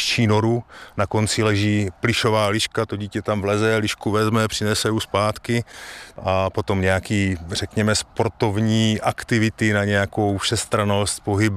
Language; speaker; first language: Czech; native; Czech